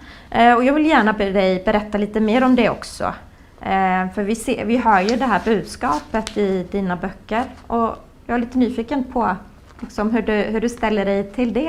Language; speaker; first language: Swedish; non-native, fluent; Icelandic